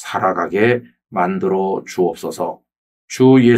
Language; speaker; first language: Korean; native; Korean